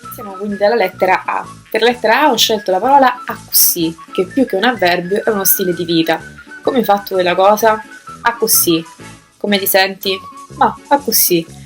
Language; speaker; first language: Italian; native; Italian